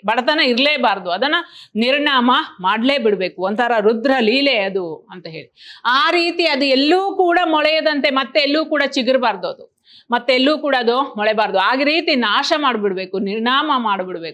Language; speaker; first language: Kannada; native; Kannada